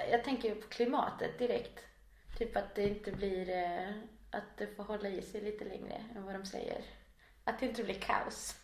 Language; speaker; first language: Swedish; native; Swedish